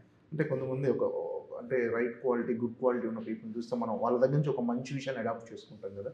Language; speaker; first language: Telugu; native; Telugu